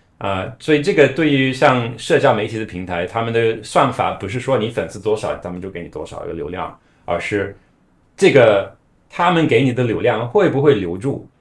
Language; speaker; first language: Chinese; non-native, fluent; English